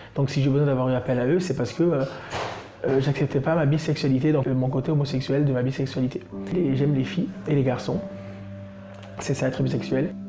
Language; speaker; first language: French; native; French